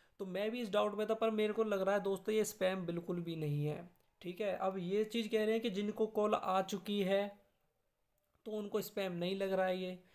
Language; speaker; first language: Hindi; native; Hindi